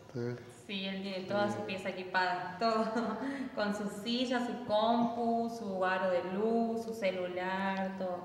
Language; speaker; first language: Spanish; native; Spanish